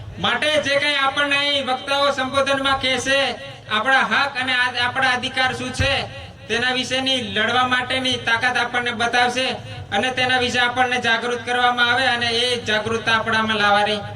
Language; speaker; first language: Gujarati; non-native, local second language; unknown